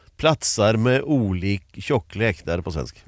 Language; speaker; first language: Norwegian; native; Norwegian